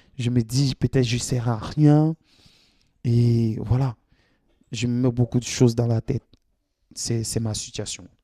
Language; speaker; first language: French; non-native, local second language; Dyula